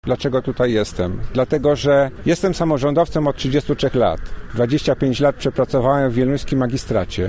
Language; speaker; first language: Polish; native; Polish